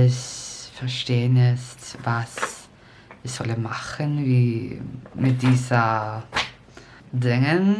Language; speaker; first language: German; non-native, learner; English